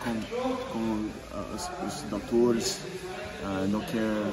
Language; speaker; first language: Portuguese; non-native, learner; English